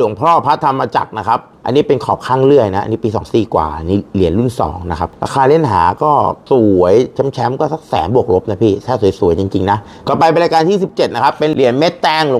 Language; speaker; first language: Thai; native; Thai